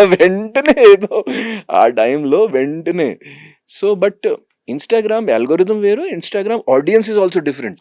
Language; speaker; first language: Telugu; non-native, fluent; Hindi